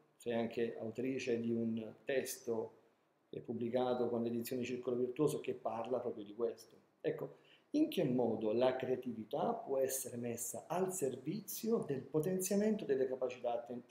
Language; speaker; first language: Italian; native; Italian